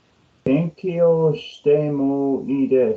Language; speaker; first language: Japanese; non-native, learner; English